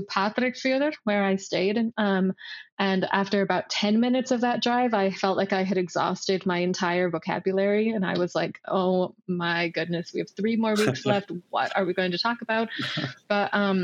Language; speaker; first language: English; native; English